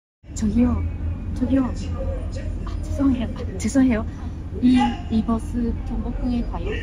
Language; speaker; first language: Korean; non-native, learner; Japanese